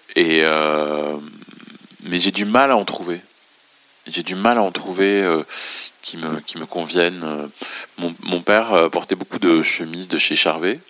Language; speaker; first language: French; non-native, local second language; Arabic